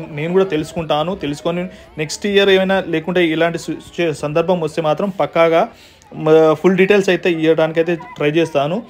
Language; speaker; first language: Telugu; non-native, local second language; Lambadi